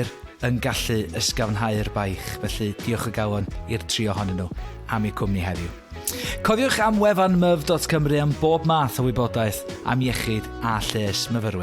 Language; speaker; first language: Welsh; native; Welsh